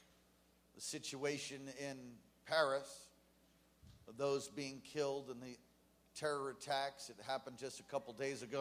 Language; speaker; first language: English; native; English